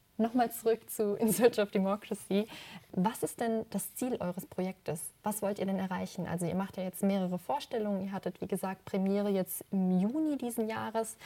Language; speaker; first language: German; native; German